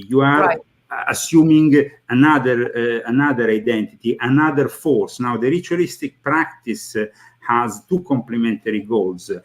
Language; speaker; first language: English; non-native, fluent; Italian